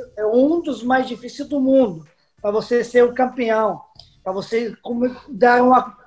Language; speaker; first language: Portuguese; non-native, fluent; Serbian